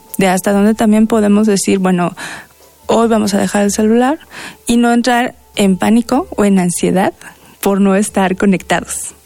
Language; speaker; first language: Spanish; native; Spanish